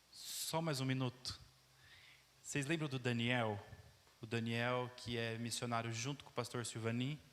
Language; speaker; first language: Portuguese; native; Portuguese